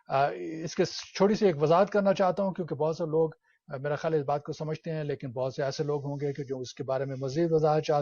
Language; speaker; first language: Urdu; native; Urdu